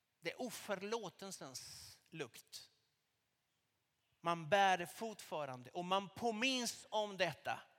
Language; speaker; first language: Swedish; non-native, fluent; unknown